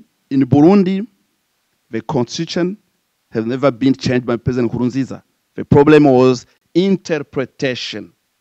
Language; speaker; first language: English; non-native, fluent; Rundi